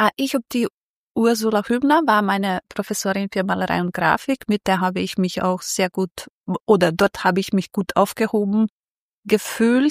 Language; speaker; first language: German; non-native, fluent; Bosnian